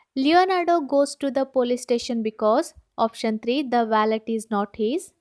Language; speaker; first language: English; non-native, local second language; Kannada